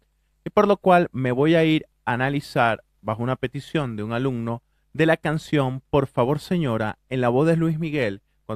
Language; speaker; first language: Spanish; native; Spanish